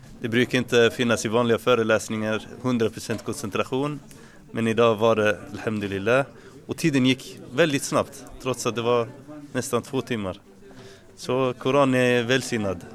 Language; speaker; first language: Swedish; non-native, fluent; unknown